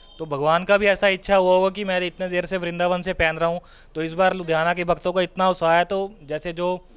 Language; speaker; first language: Hindi; non-native, local second language; Punjabi